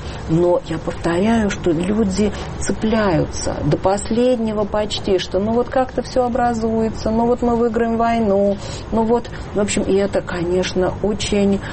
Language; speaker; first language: Russian; native; Russian